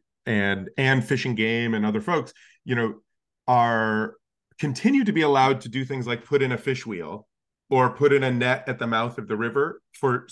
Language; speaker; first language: English; native; English